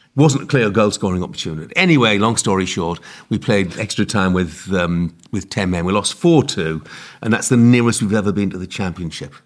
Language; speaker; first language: English; native; English